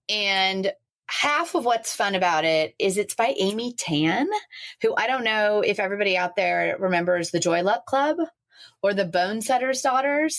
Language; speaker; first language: English; native; English